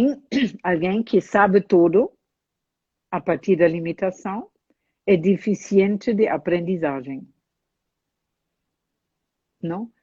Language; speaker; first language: Portuguese; non-native, fluent; German